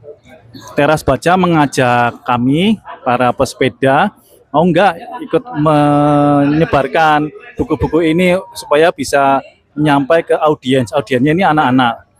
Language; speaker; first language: Indonesian; native; Indonesian